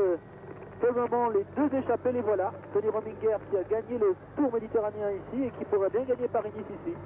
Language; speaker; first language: French; native; French